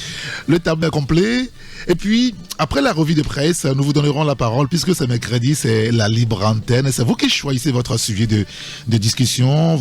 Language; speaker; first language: French; native; French